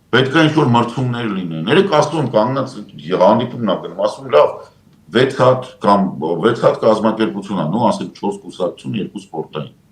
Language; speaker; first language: Armenian; native; Armenian